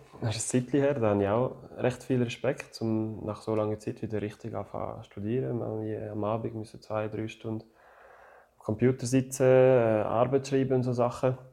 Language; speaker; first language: German; non-native, fluent; French